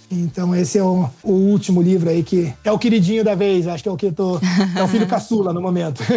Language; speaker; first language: Portuguese; native; Portuguese